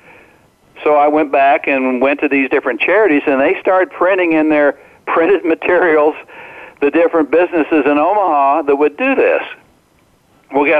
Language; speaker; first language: English; native; English